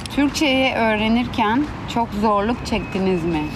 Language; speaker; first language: Turkish; native; Turkish